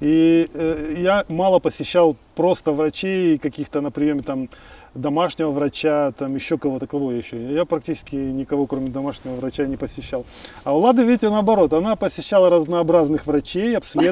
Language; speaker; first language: Russian; native; Russian